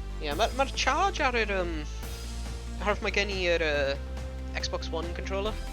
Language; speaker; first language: Welsh; non-native, local second language; English